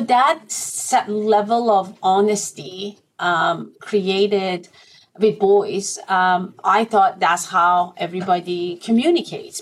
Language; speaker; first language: English; non-native, fluent; Persian